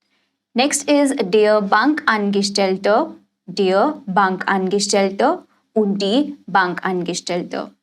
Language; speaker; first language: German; non-native, fluent; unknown